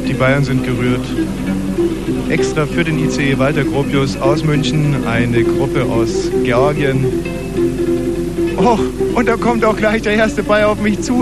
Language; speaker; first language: German; native; German